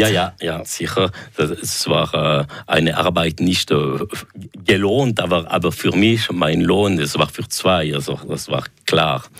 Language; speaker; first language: German; non-native, local second language; French